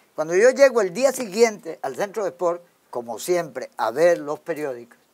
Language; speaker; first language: Spanish; native; Spanish